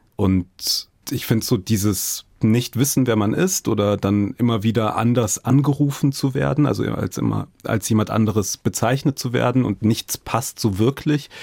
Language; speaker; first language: German; early bilingual, other home language; English